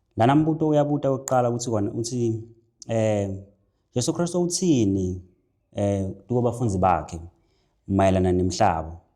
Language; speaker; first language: Zulu; non-native, local second language; Swati